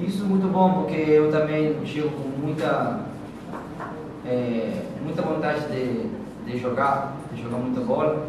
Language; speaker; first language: Portuguese; non-native, fluent; Spanish